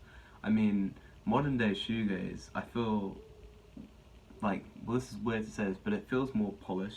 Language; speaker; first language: English; native; English